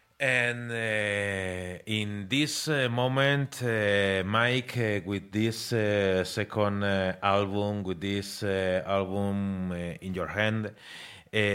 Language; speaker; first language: English; non-native, learner; Spanish